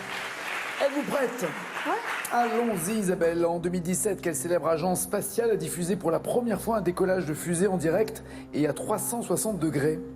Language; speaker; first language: French; native; French